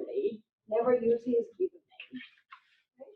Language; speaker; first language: English; non-native, fluent; Korean